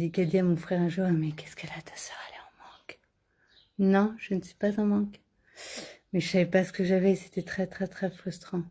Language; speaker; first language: French; native; French